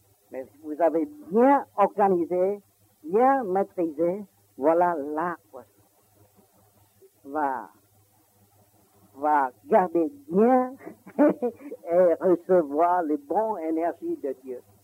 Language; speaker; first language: French; non-native, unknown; Vietnamese